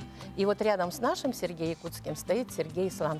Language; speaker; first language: Russian; native; Russian